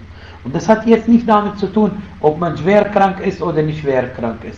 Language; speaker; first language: German; non-native, fluent; Arabic